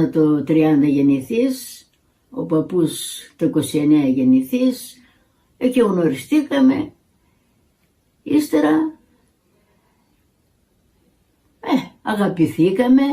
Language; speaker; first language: Greek; native; Greek